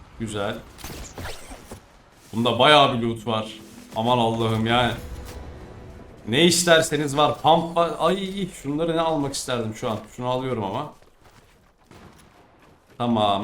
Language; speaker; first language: Turkish; native; Turkish